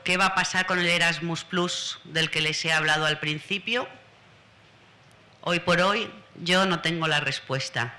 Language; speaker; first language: Spanish; native; Spanish